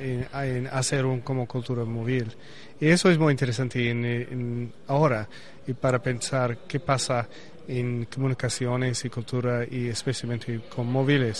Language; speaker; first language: Spanish; non-native, learner; English